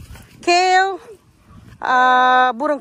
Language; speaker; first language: Dutch; non-native, learner; Filipino